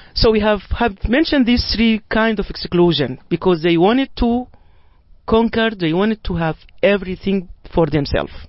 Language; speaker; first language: English; non-native, fluent; Arabic